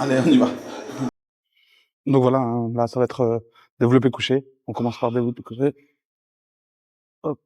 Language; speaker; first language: French; native; French